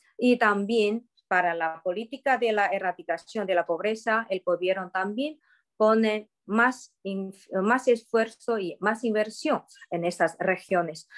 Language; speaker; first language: Spanish; non-native, fluent; Chinese